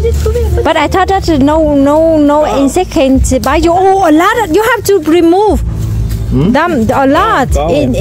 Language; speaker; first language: English; non-native, learner; Vietnamese